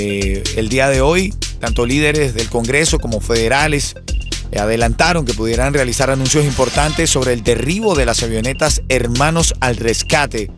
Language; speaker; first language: Spanish; native; Spanish